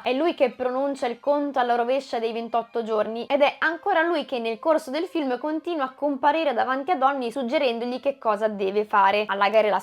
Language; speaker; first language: Italian; native; Italian